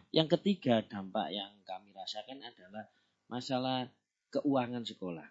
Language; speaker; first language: Indonesian; non-native, local second language; Javanese